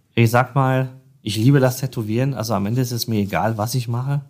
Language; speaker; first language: German; non-native, fluent; Polish